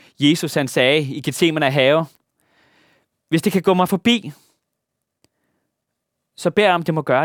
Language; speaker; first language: Danish; native; Danish